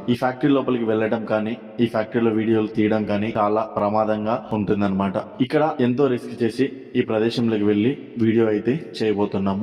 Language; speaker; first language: Telugu; native; Telugu